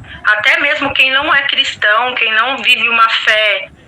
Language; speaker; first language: Portuguese; native; Portuguese